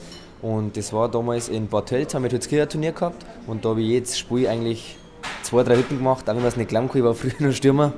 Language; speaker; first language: German; native; German